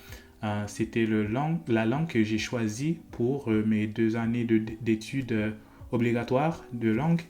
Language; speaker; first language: French; non-native, fluent; English